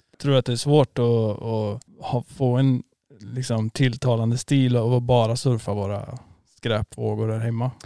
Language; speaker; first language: Swedish; native; Swedish